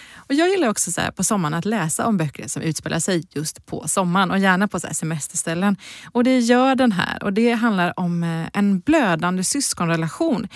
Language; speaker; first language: Swedish; native; Swedish